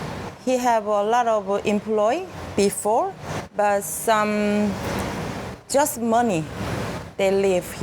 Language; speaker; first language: English; non-native, learner; Korean